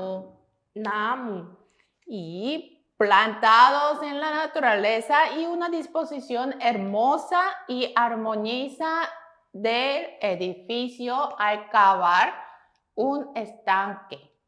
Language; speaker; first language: Spanish; non-native, fluent; Korean